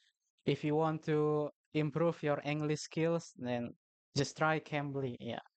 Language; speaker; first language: English; non-native, learner; Indonesian